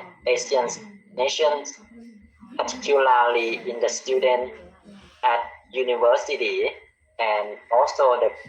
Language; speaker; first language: English; non-native, learner; Khmer